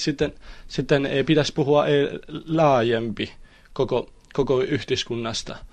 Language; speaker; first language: Finnish; non-native, learner; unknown